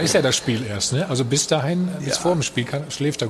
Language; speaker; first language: German; native; German